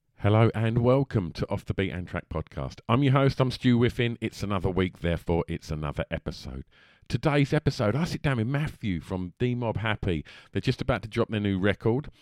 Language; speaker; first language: English; native; English